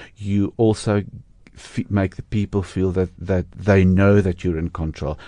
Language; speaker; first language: English; non-native, local second language; Afrikaans